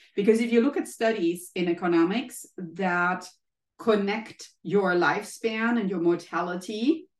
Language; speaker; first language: English; non-native, fluent; German